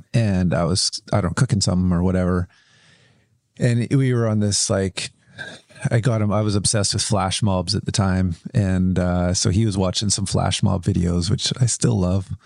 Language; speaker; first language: English; native; English